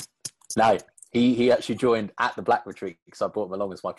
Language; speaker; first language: English; native; English